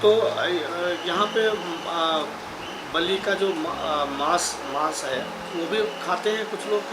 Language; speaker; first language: Hindi; native; Hindi